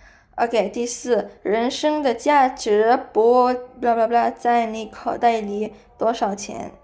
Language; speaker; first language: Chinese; non-native, fluent; Indonesian